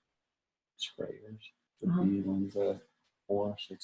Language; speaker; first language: English; native; English